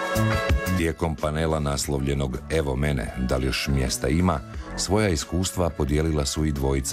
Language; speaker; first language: Serbian; native; Serbian